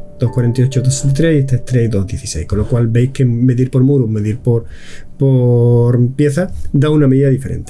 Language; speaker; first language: Spanish; native; Spanish